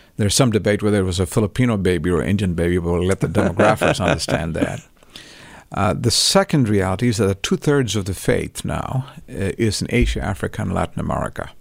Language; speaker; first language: English; non-native, local second language; Tamil